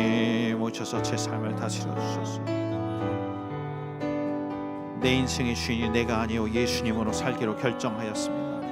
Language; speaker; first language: Korean; native; Korean